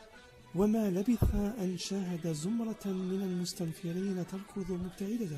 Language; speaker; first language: Arabic; native; Arabic